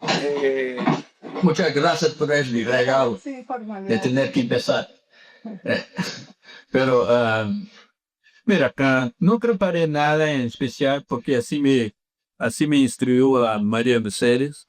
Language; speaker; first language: Spanish; non-native, fluent; Portuguese